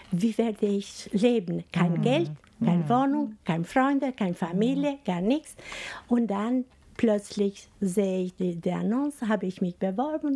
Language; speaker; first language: German; non-native, fluent; Albanian